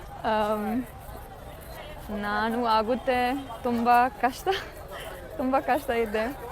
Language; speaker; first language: Kannada; non-native, learner; German